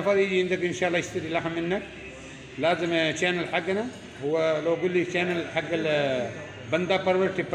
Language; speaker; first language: Arabic; non-native, learner; Urdu